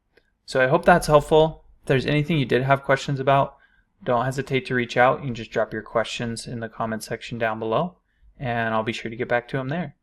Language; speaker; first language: English; native; English